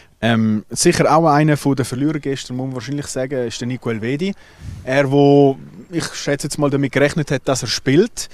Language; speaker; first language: German; native; German